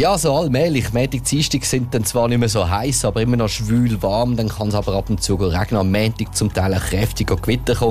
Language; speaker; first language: German; native; German